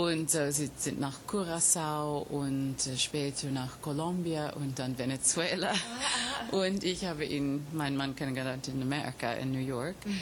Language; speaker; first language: German; non-native, fluent; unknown